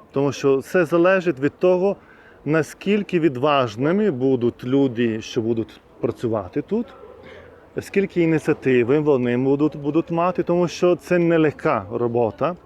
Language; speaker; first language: Ukrainian; non-native, fluent; Lithuanian